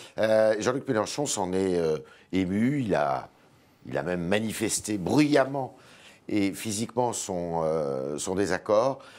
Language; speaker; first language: French; native; French